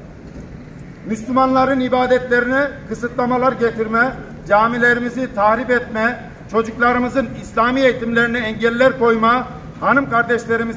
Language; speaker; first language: Turkish; native; Turkish